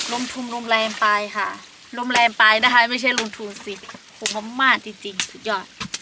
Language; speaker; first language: Thai; non-native, local second language; Lahu